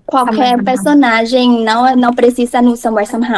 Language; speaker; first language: Portuguese; non-native, learner; Thai